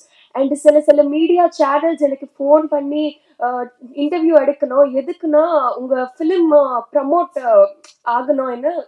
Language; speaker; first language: Tamil; non-native, learner; Telugu